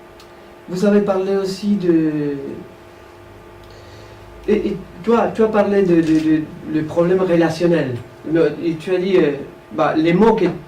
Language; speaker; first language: French; non-native, fluent; Spanish